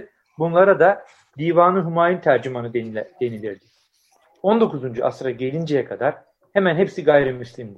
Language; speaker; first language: Turkish; native; Turkish